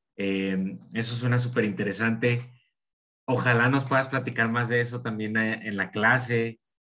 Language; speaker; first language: Spanish; native; Spanish